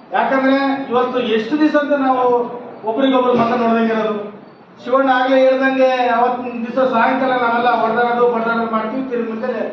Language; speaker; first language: Kannada; native; Kannada